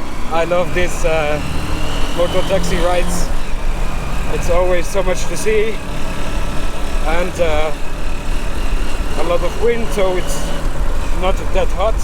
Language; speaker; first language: English; non-native, fluent; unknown